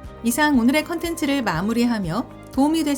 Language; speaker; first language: Korean; native; Korean